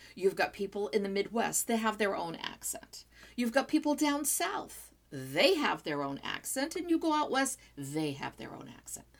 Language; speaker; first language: English; non-native, fluent; Portuguese